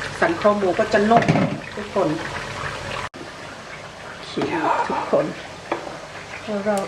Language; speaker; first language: Thai; native; Thai